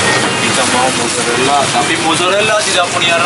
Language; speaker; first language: Indonesian; non-native, learner; Persian